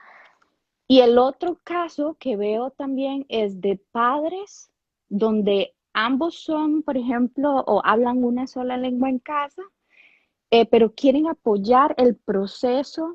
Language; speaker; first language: Spanish; native; Spanish